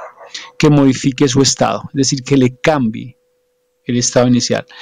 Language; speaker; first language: Spanish; native; Spanish